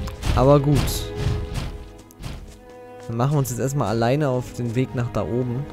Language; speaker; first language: German; native; German